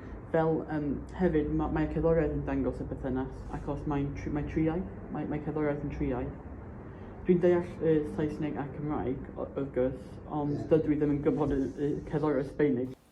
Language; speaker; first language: Welsh; non-native, local second language; English